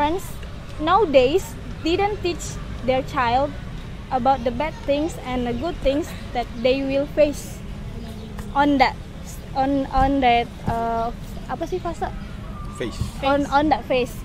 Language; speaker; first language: English; non-native, learner; Indonesian